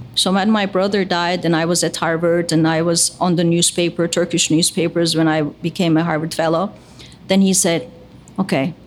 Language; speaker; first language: English; non-native, fluent; Turkish